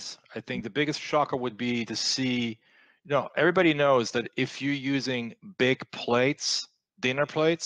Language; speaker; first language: English; non-native, fluent; French